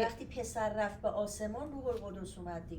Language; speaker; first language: Persian; native; Persian